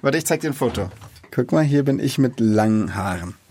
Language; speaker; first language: German; native; German